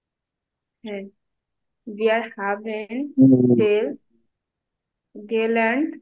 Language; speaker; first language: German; non-native, learner; Bangla